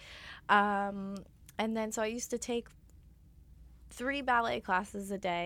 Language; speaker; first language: English; native; English